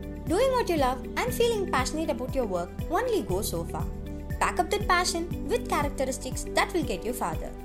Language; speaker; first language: English; non-native, local second language; Tamil